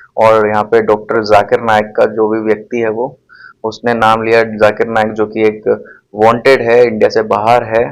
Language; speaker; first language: Hindi; native; Hindi